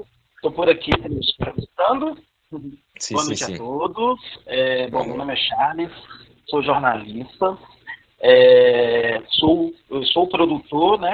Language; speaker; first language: Portuguese; native; Portuguese